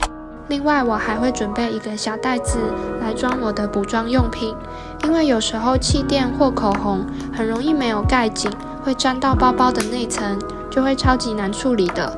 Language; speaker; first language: Chinese; native; Chinese